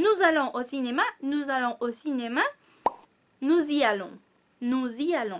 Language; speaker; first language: French; non-native, fluent; Spanish